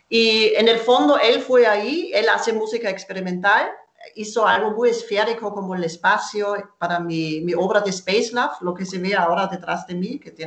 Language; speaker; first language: Spanish; non-native, fluent; German